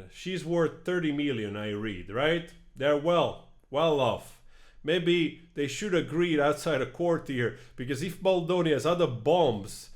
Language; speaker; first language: English; non-native, fluent; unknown